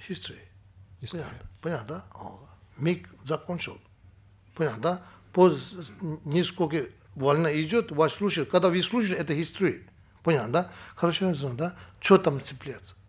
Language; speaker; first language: Russian; non-native, learner; Tibetan